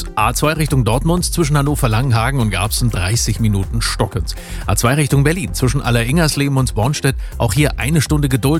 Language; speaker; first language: German; native; German